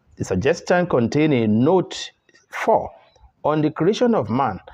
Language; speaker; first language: English; non-native, local second language; Yoruba